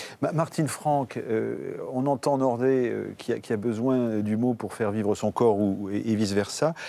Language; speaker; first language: French; native; French